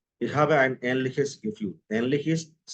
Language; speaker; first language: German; non-native, fluent; Hindi